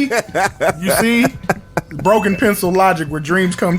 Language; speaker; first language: English; native; English